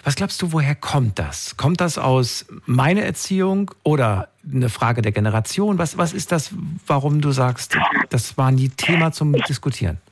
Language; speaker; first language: German; native; German